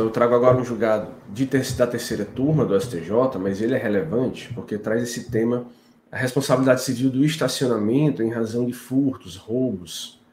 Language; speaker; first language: Portuguese; native; Portuguese